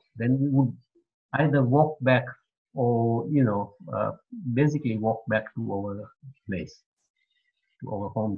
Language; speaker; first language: English; non-native, local second language; Gujarati